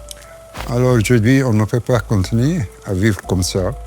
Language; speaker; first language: French; non-native, fluent; Arabic